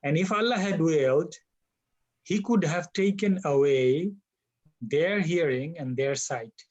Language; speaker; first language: English; non-native, local second language; Bangla